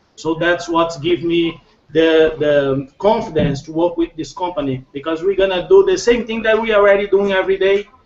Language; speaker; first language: English; non-native, fluent; Portuguese